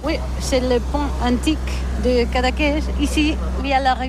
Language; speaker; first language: French; non-native, learner; Catalan